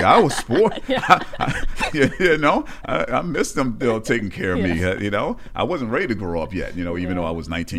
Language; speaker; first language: English; native; English